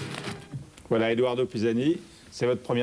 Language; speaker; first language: French; native; French